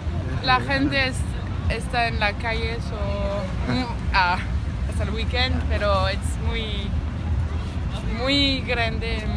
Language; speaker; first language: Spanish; non-native, learner; French